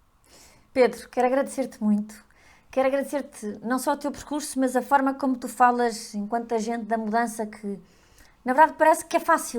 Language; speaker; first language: Portuguese; native; Portuguese